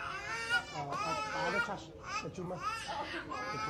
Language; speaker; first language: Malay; non-native, local second language; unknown